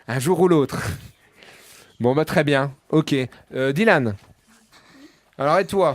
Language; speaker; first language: French; native; French